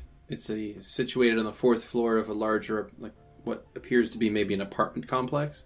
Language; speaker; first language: English; native; English